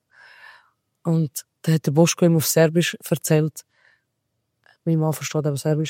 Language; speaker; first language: German; early bilingual, other home language; Albanian